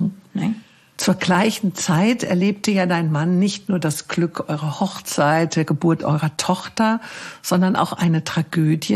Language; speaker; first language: German; native; German